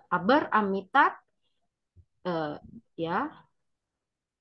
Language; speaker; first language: German; non-native, learner; Indonesian